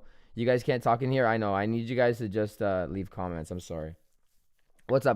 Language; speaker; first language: English; native; English